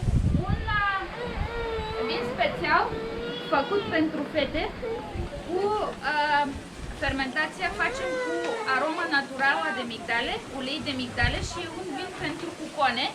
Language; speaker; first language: Romanian; non-native, learner; Bulgarian